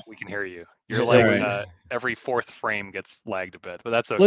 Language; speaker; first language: English; native; English